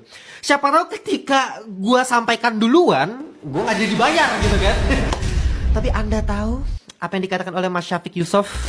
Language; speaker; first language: Indonesian; native; Indonesian